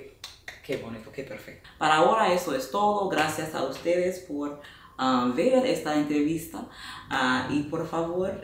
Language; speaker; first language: Spanish; non-native, fluent; English